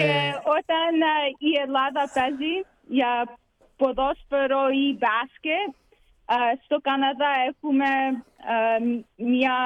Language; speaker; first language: Greek; early bilingual, heritage; Greek